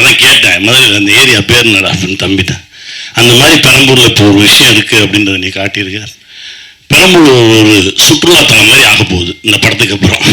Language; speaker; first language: Tamil; native; Tamil